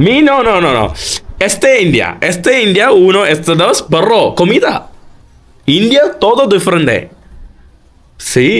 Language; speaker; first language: Spanish; non-native, learner; Malayalam